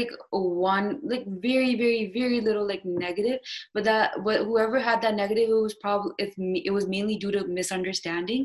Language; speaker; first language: English; non-native, local second language; Punjabi